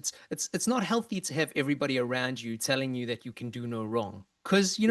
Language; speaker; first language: English; native; English